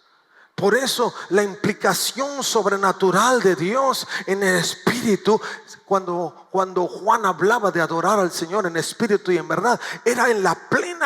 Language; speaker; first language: Spanish; native; Spanish